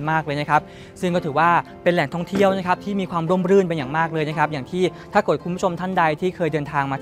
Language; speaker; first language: Thai; native; Thai